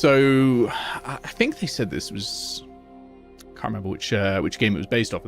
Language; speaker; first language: English; native; English